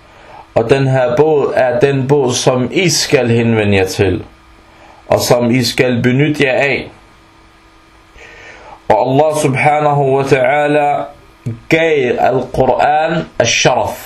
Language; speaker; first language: Danish; early bilingual, other home language; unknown